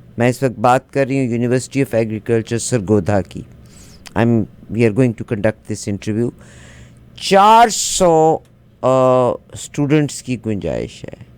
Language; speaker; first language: Urdu; native; Urdu